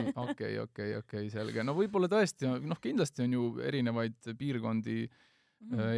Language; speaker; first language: Estonian; native; Estonian